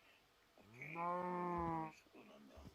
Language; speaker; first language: Swedish; non-native, learner; Turkish